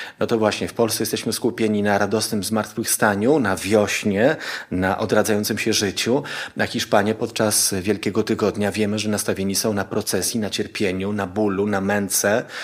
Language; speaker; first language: Polish; early bilingual, heritage; Polish